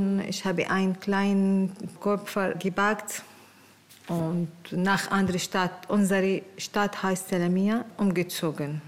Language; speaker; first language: German; non-native, learner; Arabic